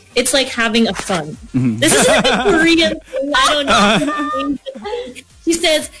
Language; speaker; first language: English; non-native, local second language; Korean